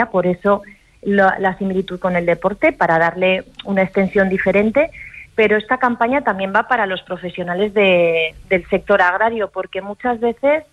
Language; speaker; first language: Spanish; native; Spanish